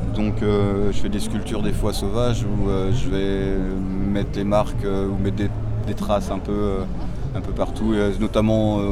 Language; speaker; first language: French; native; French